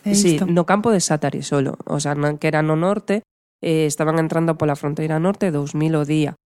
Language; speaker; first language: Galician; non-native, local second language; Spanish